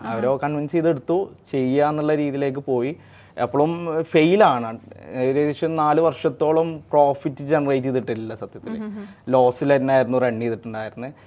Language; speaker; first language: Malayalam; native; Malayalam